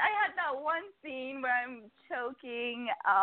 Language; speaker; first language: English; non-native, fluent; Swiss German